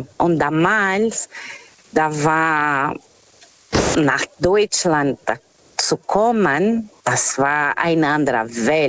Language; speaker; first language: German; non-native, fluent; Portuguese